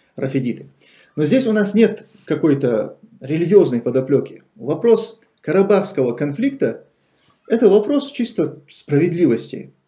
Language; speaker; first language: Russian; non-native, local second language; Chechen